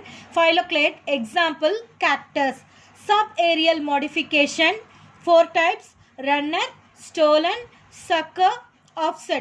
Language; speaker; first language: English; non-native, local second language; Tamil